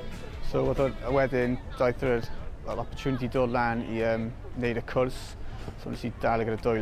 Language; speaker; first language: Welsh; non-native, local second language; English